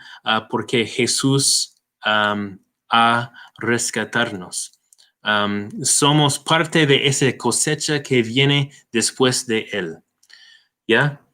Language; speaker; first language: Spanish; non-native, fluent; English